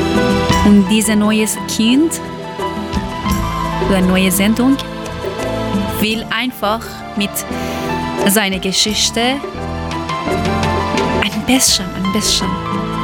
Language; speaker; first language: German; non-native, learner; Persian